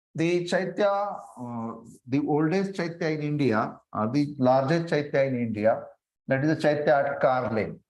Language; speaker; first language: English; non-native, local second language; Marathi